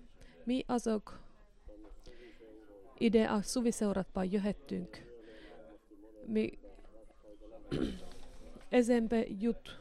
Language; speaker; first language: Hungarian; non-native, learner; Finnish